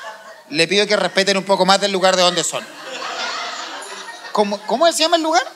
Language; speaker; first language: Spanish; native; Spanish